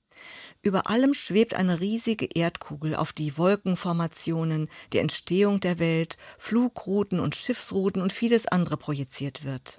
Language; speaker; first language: German; native; German